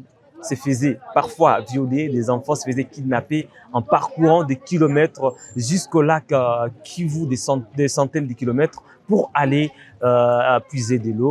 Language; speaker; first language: French; non-native, local second language; Swahili